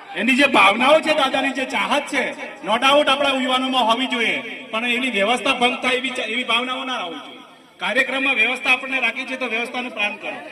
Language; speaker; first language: Gujarati; non-native, local second language; Vasavi